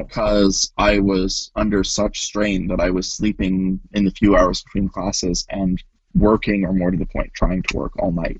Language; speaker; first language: English; native; English